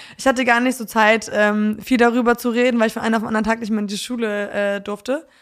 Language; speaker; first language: German; early bilingual, other home language; Polish